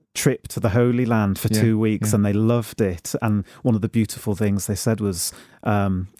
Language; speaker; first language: English; native; English